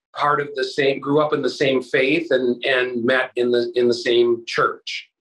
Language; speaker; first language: English; native; English